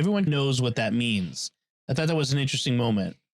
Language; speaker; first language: English; native; English